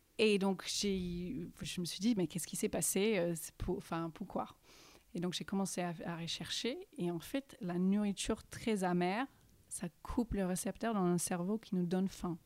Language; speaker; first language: French; early bilingual, heritage; English